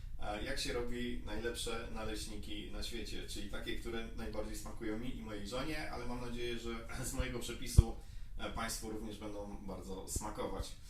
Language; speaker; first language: Polish; native; Polish